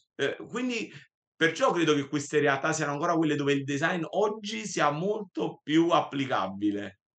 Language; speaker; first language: Italian; native; Italian